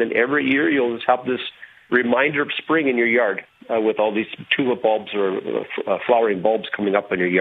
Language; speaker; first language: English; native; English